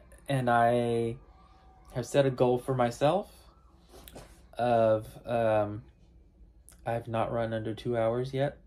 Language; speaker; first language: English; native; English